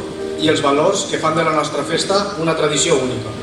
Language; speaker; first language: Catalan; native; Catalan